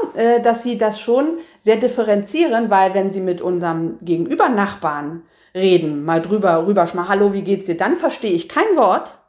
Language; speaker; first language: German; native; German